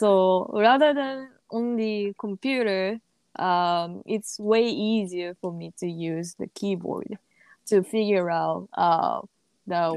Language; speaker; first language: English; non-native, learner; Japanese